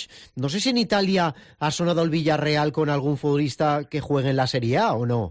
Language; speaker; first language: Spanish; native; Spanish